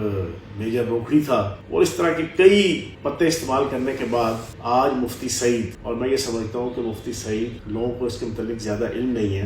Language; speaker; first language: Urdu; native; Urdu